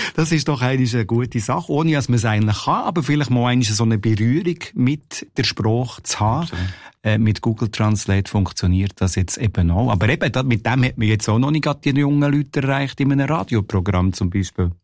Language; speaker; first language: German; native; German